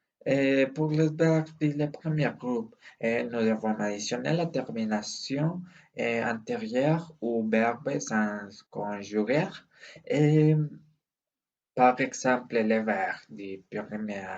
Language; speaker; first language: French; non-native, learner; Spanish